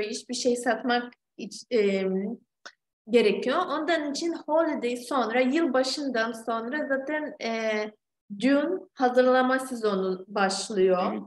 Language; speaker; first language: Turkish; non-native, fluent; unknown